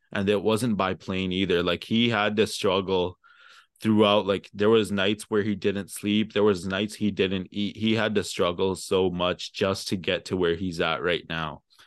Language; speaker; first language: English; early bilingual, other home language; Punjabi